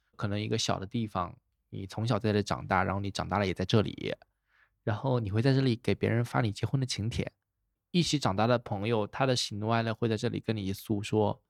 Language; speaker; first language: Chinese; native; Chinese